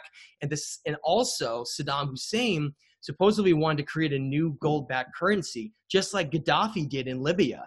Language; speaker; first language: English; native; English